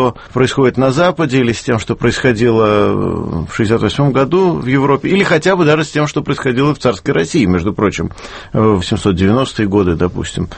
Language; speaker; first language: Russian; native; Russian